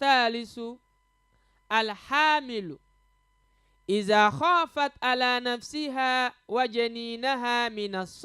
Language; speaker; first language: Arabic; non-native, fluent; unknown